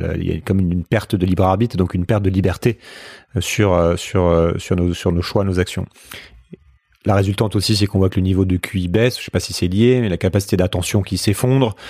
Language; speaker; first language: French; native; French